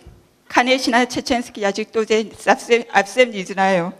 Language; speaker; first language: Russian; non-native, learner; Korean